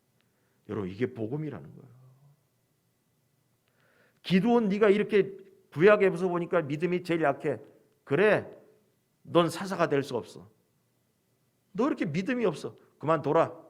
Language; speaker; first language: Korean; native; Korean